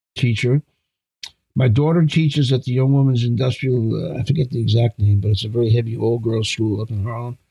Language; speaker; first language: English; native; English